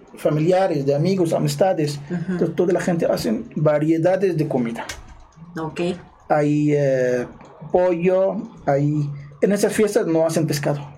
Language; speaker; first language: Spanish; non-native, fluent; Arabic